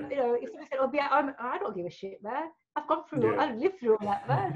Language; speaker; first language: English; early bilingual, other home language; Hindi